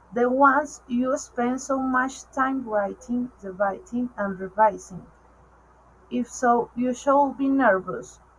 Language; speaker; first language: English; non-native, learner; Spanish